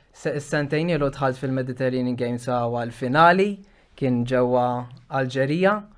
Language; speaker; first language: Maltese; native; Maltese